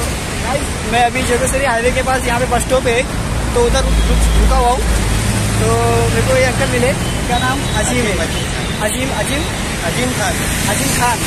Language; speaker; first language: Hindi; native; Hindi